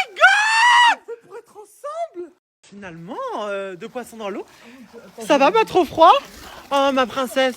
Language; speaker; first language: French; native; French